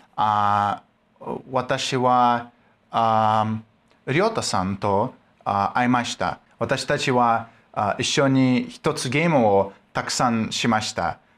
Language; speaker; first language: Japanese; non-native, learner; Russian